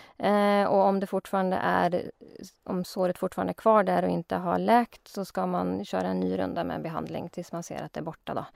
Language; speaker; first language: Swedish; native; Swedish